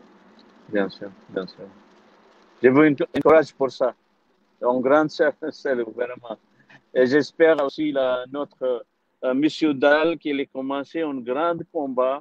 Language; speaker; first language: French; non-native, learner; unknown